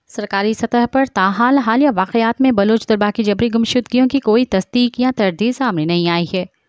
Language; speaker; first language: Urdu; non-native, local second language; Sindhi